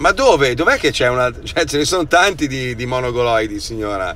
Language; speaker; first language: Italian; native; Italian